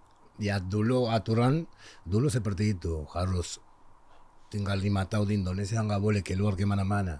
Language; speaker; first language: Indonesian; non-native, learner; Spanish